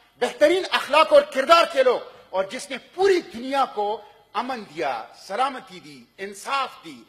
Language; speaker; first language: Urdu; non-native, local second language; Pashto